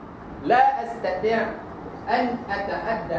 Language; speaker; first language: Arabic; non-native, fluent; Malay